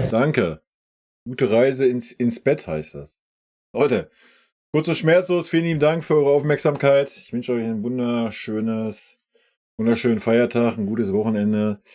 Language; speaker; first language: German; native; German